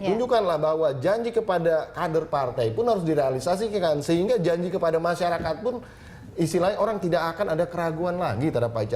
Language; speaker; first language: Indonesian; native; Indonesian